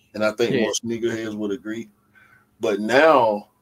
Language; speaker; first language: English; native; English